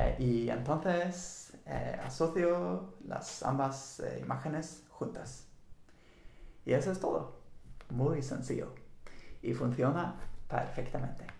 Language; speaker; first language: Spanish; non-native, learner; Swedish